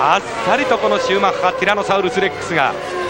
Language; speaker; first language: Japanese; native; Japanese